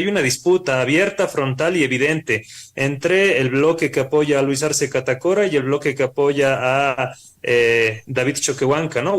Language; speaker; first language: Spanish; native; Spanish